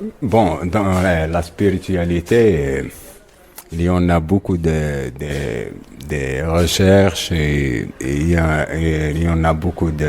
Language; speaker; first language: French; non-native, local second language; Arabic